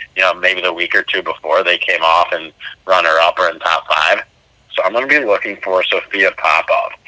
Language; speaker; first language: English; native; English